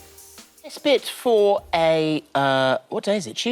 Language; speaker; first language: English; native; English